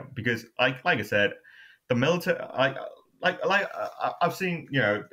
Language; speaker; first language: English; non-native, fluent; Burmese